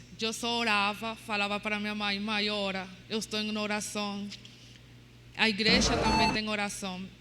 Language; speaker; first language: Portuguese; non-native, learner; Spanish